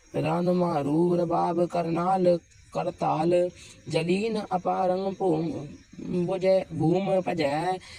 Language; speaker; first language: Hindi; non-native, local second language; Punjabi